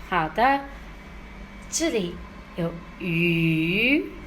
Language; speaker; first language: Chinese; non-native, fluent; English